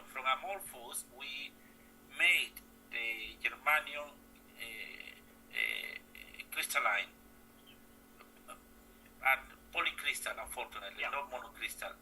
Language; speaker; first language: English; non-native, fluent; Spanish